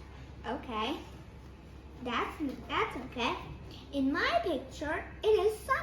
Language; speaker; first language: English; non-native, fluent; Vietnamese